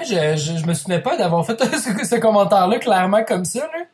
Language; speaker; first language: French; native; French